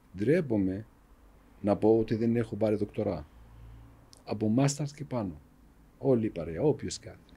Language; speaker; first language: Greek; non-native, fluent; Arabic